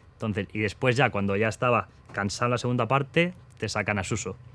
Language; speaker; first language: Spanish; native; Spanish